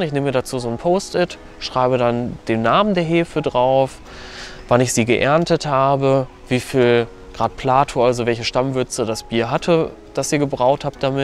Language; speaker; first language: German; native; German